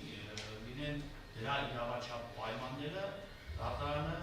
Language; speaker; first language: Armenian; native; Armenian